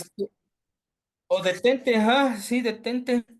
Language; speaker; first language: Spanish; native; Spanish